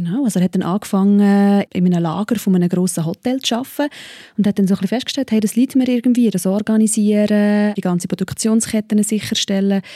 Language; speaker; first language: German; native; German